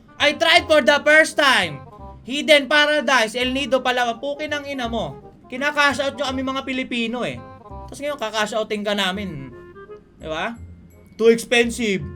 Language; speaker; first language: Filipino; native; Filipino